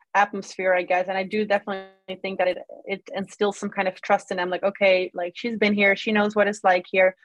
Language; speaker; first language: English; non-native, fluent; Dutch